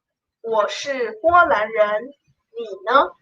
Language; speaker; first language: Chinese; non-native, learner; Polish